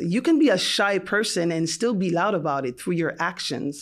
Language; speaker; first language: English; non-native, fluent; French